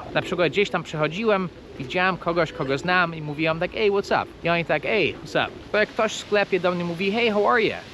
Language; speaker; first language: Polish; non-native, fluent; English